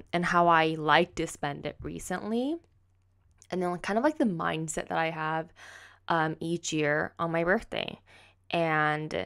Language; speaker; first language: English; native; English